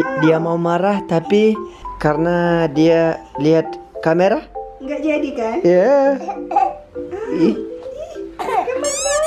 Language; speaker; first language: Indonesian; non-native, learner; Turkish